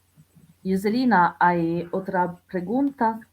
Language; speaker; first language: Spanish; non-native, learner; Italian